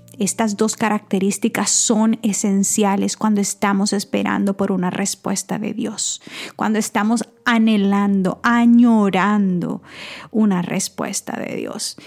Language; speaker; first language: Spanish; native; Spanish